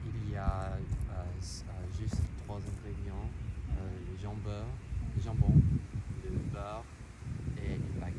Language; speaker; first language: French; non-native, learner; English